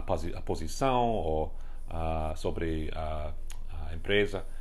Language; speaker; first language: Portuguese; non-native, fluent; English